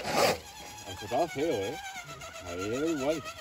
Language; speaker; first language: Spanish; native; Spanish